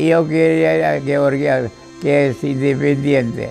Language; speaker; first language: Spanish; non-native, fluent; Georgian